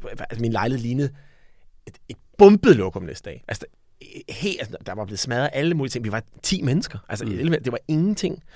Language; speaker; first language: Danish; native; Danish